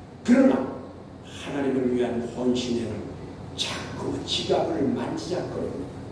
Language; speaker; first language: Korean; native; Korean